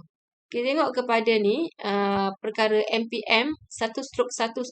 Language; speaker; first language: Malay; native; Malay